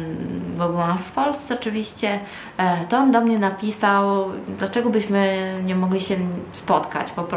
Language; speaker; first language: Polish; early bilingual, heritage; Polish